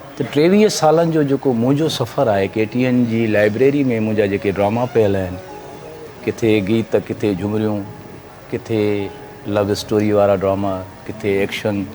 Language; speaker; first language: Sindhi; native; Sindhi